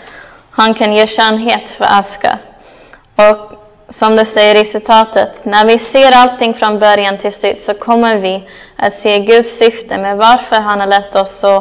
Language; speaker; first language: Swedish; non-native, fluent; English